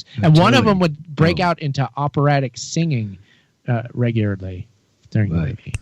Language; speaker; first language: English; native; English